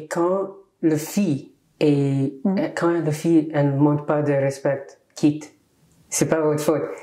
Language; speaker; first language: French; non-native, learner; English